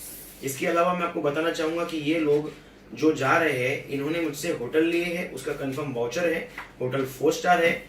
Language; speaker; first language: Hindi; native; Hindi